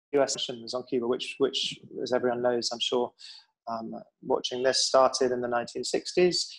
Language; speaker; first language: English; native; English